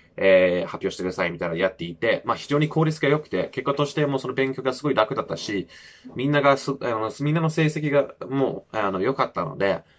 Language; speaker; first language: Japanese; non-native, fluent; English